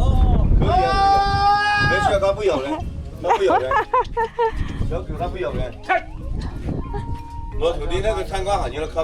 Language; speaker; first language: Chinese; native; Chinese